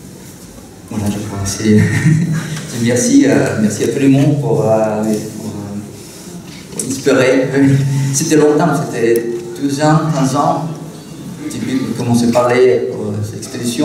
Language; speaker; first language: French; non-native, learner; Russian